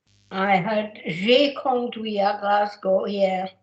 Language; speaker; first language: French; non-native, learner; English